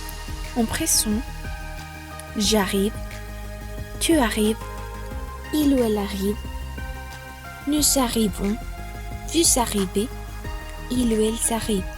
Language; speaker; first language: French; non-native, fluent; Spanish